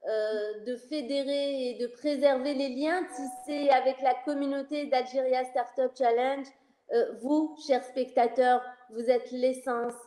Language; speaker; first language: French; non-native, local second language; Arabic